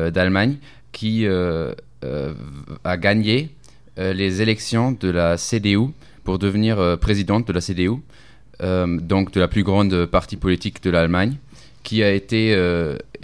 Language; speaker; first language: French; non-native, fluent; German